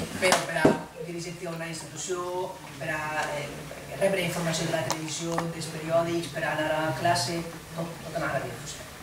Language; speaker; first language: Catalan; early bilingual, other home language; Arabic